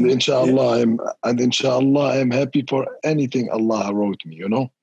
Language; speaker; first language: English; non-native, fluent; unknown